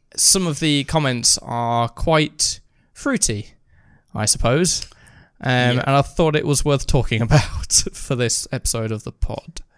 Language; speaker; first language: English; early bilingual, other home language; Filipino